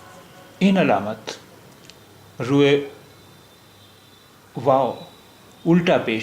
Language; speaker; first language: Persian; non-native, learner; Urdu